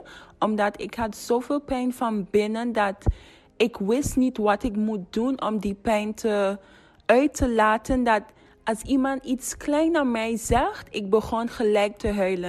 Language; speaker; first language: Dutch; non-native, fluent; English